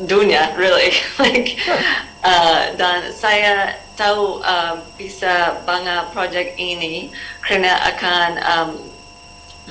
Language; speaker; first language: Indonesian; non-native, learner; English